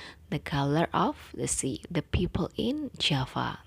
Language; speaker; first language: English; non-native, fluent; Indonesian